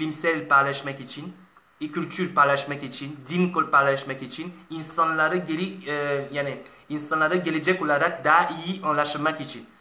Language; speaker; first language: Turkish; non-native, learner; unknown